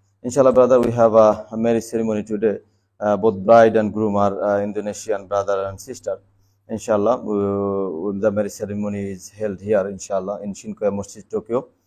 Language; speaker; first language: English; non-native, local second language; Bangla